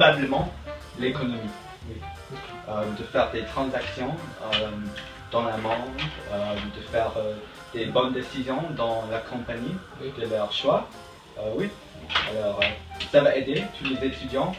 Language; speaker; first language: French; non-native, learner; English